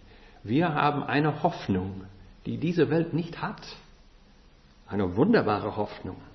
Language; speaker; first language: German; non-native, fluent; English